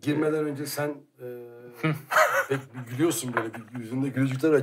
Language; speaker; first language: Turkish; native; Turkish